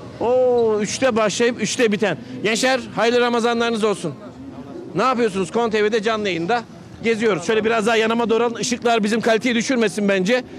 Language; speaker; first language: Turkish; native; Turkish